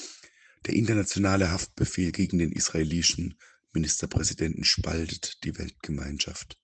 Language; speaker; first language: German; native; German